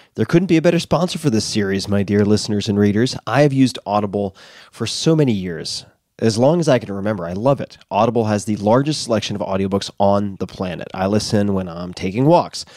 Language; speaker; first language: English; native; English